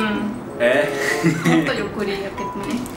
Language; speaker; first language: Japanese; non-native, learner; Spanish